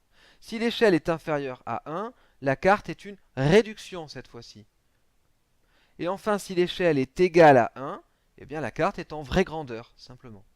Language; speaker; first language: French; native; French